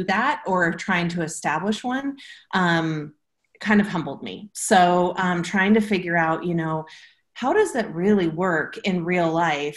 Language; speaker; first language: English; native; English